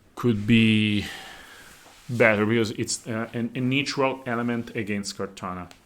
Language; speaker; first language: English; non-native, fluent; Italian